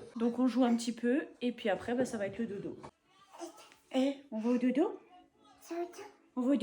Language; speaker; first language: French; native; French